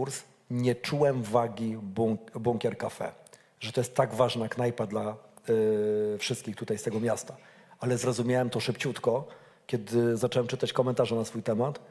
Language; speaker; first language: Polish; native; Polish